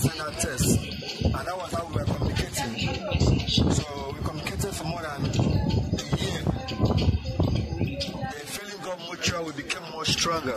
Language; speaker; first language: English; non-native, local second language; Igbo